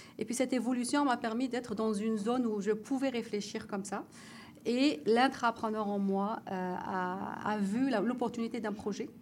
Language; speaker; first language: French; non-native, local second language; Arabic